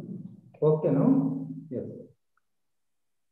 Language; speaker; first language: English; non-native, learner; Malayalam